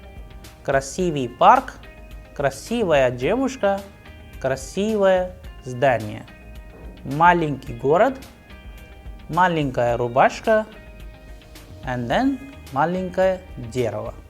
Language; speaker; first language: Russian; non-native, fluent; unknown